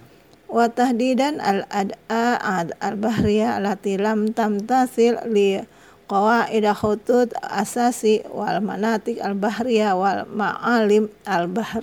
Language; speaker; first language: Arabic; non-native, fluent; Indonesian